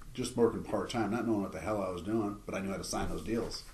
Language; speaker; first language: English; native; English